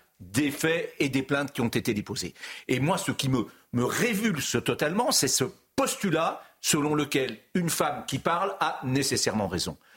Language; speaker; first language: French; native; French